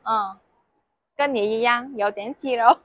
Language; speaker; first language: Chinese; non-native, fluent; Vietnamese